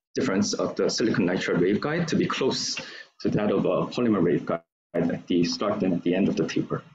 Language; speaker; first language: English; non-native, fluent; Korean